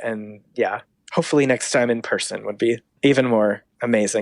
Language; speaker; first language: English; native; English